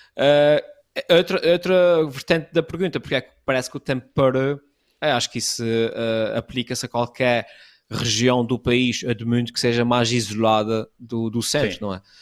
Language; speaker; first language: Portuguese; native; Portuguese